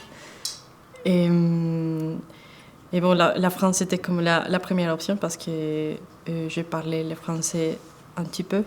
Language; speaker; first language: French; non-native, fluent; Spanish